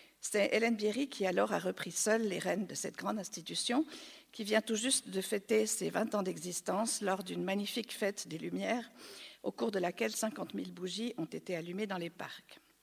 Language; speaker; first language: French; native; French